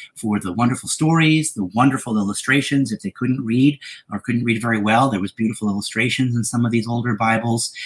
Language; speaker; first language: English; native; English